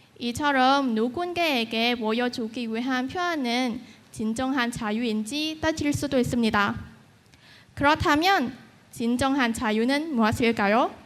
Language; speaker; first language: Korean; non-native, fluent; Vietnamese